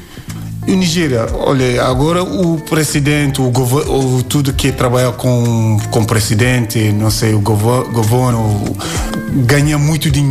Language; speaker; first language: Portuguese; non-native, learner; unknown